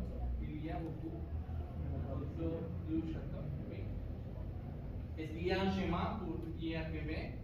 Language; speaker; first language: French; non-native, fluent; Spanish